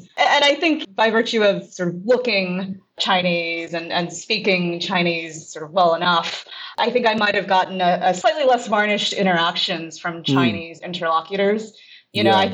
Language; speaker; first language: English; native; English